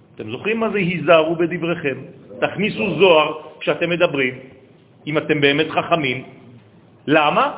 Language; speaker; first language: Hebrew; native; Hebrew